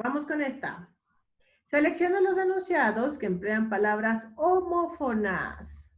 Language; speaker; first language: Spanish; native; Spanish